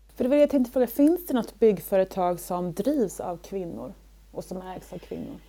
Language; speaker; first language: Swedish; native; Swedish